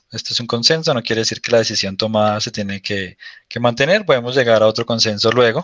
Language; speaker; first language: Spanish; native; Spanish